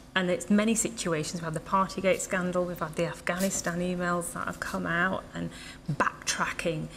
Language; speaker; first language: English; native; English